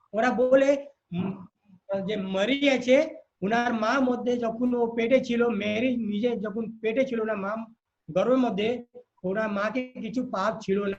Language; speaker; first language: Bangla; non-native, learner; Hindi